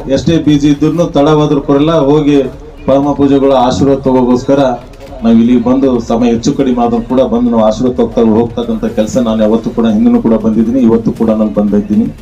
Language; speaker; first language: Kannada; native; Kannada